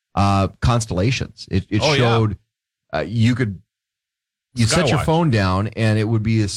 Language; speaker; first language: English; native; English